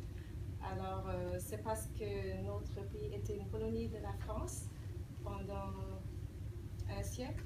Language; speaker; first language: French; early bilingual, other home language; Vietnamese